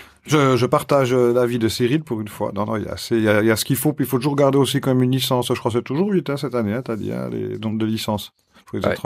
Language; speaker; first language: French; native; French